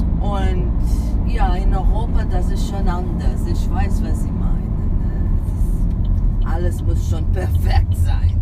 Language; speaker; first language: German; non-native, fluent; Portuguese